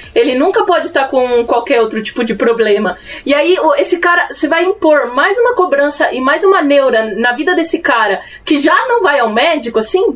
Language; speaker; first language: Portuguese; early bilingual, other home language; Spanish